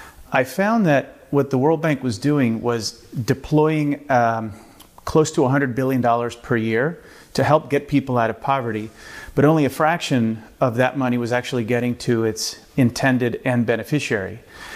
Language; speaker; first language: English; early bilingual, other home language; Spanish